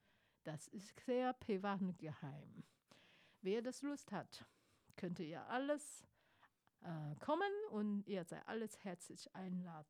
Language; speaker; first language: German; non-native, fluent; Chinese